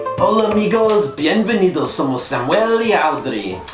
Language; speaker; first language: Spanish; non-native, learner; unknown